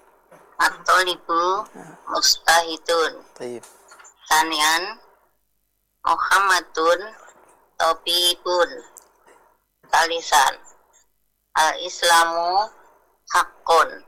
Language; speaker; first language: Arabic; non-native, learner; Indonesian